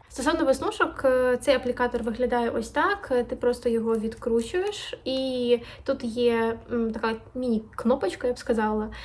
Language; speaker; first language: Ukrainian; native; Ukrainian